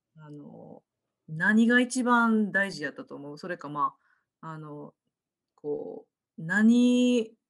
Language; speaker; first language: Japanese; native; Japanese